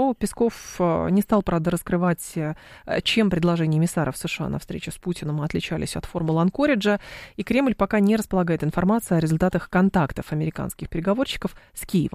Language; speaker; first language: Russian; native; Russian